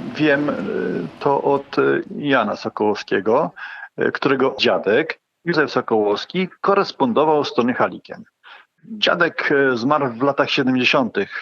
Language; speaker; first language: Polish; native; Polish